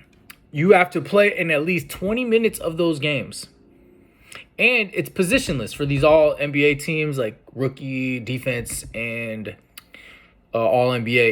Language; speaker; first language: English; native; English